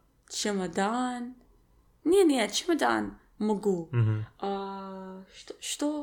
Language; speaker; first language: Russian; non-native, learner; English